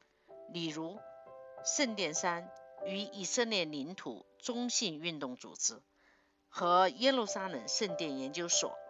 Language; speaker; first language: Chinese; native; Chinese